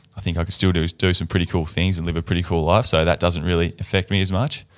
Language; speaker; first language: English; native; English